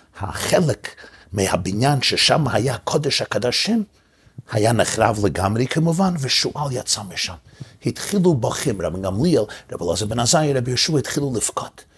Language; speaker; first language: Hebrew; early bilingual, heritage; English